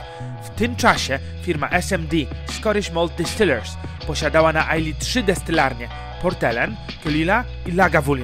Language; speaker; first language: Polish; native; Polish